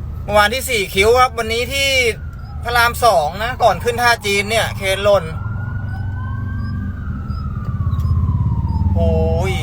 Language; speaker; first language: Thai; native; Thai